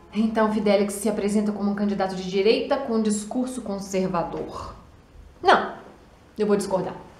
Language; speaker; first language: Portuguese; native; Portuguese